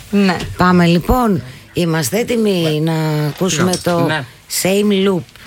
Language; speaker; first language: Greek; native; Greek